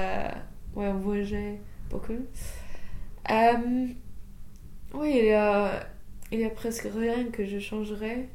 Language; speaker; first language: French; non-native, fluent; English